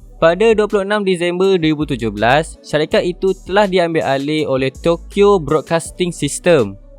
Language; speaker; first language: Malay; native; Malay